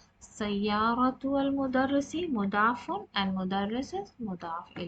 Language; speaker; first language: Arabic; non-native, fluent; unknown